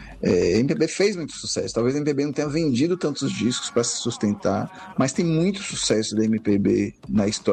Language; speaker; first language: Portuguese; native; Portuguese